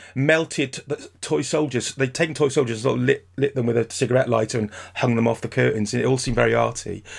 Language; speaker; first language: English; native; English